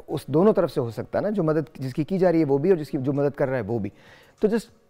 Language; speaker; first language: Urdu; native; Urdu